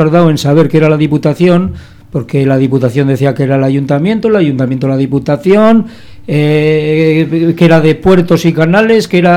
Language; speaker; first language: Spanish; native; Spanish